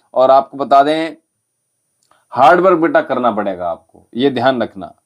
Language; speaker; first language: Hindi; native; Hindi